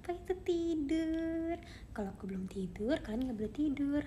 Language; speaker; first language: Indonesian; native; Indonesian